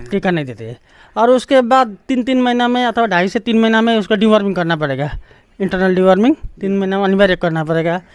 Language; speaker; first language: Hindi; non-native, local second language; Nepali